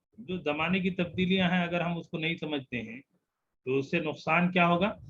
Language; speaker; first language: Urdu; native; Urdu